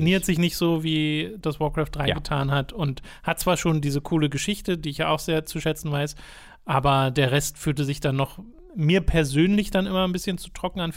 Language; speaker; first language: German; native; German